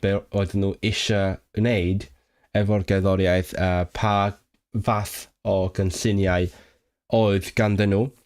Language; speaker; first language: Welsh; non-native, fluent; Cantonese